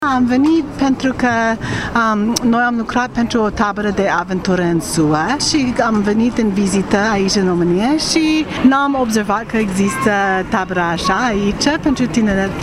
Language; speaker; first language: Romanian; non-native, learner; English